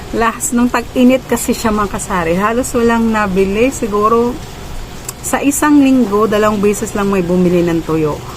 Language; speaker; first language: Filipino; non-native, local second language; Cebuano